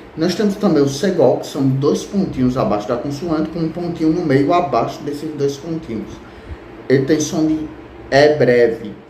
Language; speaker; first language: Portuguese; native; Portuguese